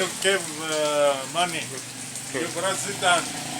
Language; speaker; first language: English; non-native, learner; Sundanese